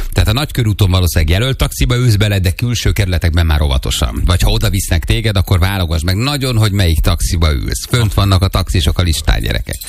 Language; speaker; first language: Hungarian; native; Hungarian